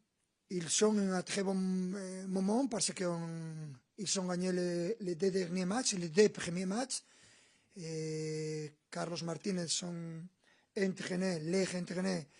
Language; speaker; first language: French; non-native, fluent; Spanish